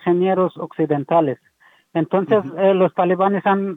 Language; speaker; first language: Spanish; non-native, learner; Persian